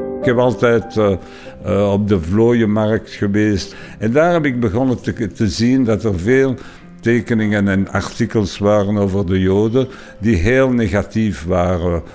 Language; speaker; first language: Dutch; non-native, local second language; French